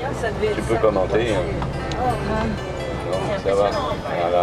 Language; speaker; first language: French; native; French